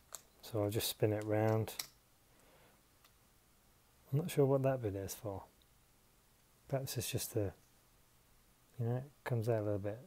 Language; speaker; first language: English; native; English